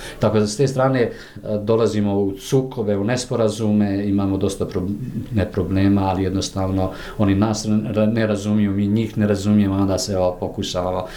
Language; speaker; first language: Croatian; native; Croatian